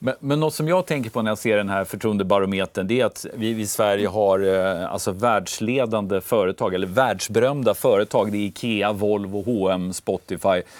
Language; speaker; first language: Swedish; native; Swedish